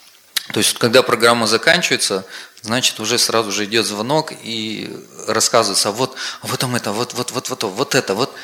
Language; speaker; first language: Russian; native; Russian